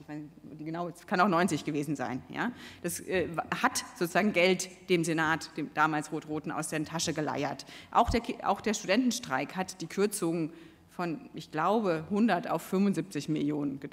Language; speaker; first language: German; native; German